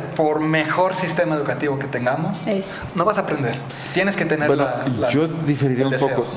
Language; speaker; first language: Spanish; native; Spanish